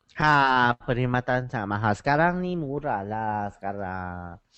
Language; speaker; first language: Malay; non-native, learner; Chinese